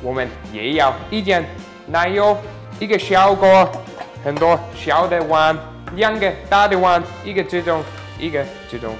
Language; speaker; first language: Chinese; non-native, learner; English